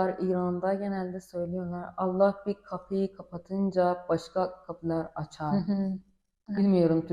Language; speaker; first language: Turkish; non-native, learner; Persian